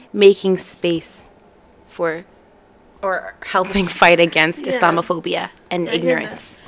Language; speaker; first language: English; native; English